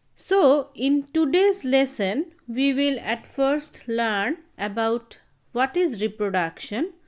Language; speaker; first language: English; non-native, local second language; Bangla